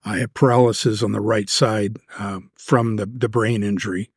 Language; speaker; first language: English; native; English